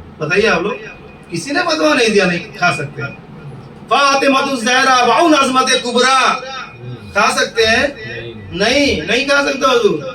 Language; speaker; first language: Urdu; native; Urdu